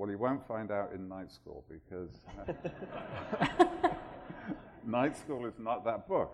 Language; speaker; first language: English; native; English